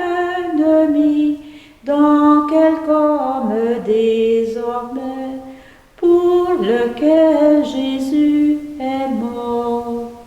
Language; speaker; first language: French; native; French